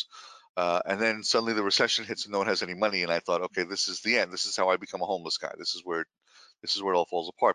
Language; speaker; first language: English; native; English